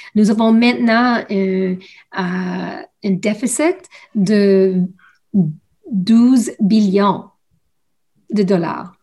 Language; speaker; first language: French; non-native, learner; English